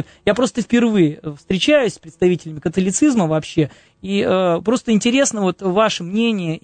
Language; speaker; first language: Russian; native; Russian